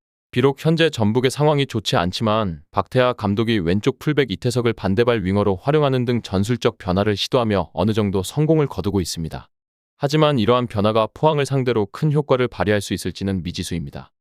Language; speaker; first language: Korean; native; Korean